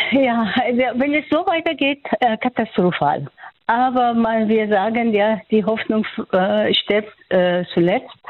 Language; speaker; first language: German; non-native, fluent; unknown